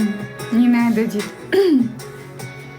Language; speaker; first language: Russian; non-native, local second language; Uzbek